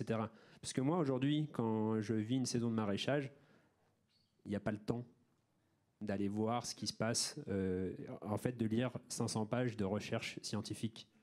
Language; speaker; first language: French; native; French